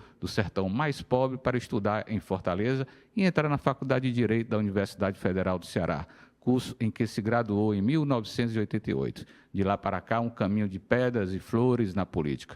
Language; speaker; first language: Portuguese; native; Portuguese